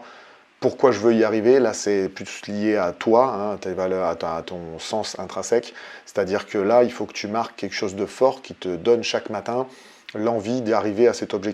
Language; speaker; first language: French; native; French